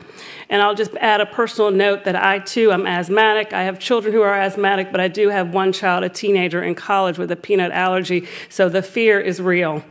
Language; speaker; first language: English; native; English